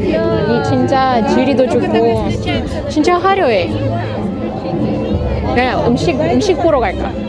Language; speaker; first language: Korean; non-native, learner; Russian